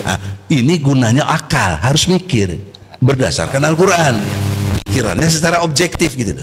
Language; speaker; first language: Indonesian; native; Indonesian